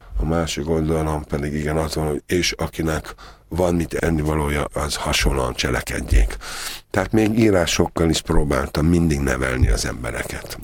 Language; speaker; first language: Hungarian; native; Hungarian